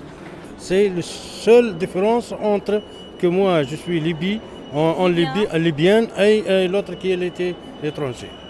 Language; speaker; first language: French; non-native, learner; Arabic